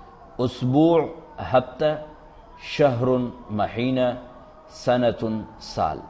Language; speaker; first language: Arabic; non-native, fluent; Urdu